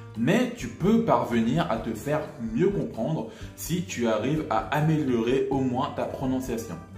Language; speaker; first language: French; native; French